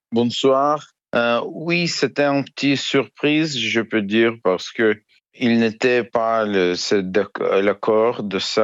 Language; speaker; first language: French; non-native, learner; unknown